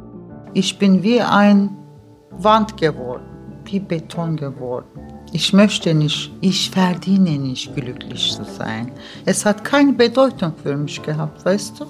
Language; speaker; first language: German; early bilingual, other home language; Turkish